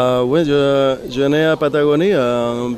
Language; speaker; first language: French; non-native, learner; Spanish